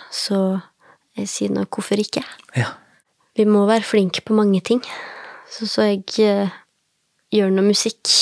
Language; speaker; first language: Norwegian; native; Norwegian